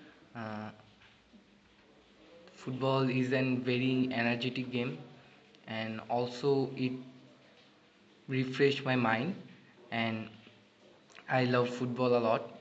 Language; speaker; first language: English; non-native, learner; Bangla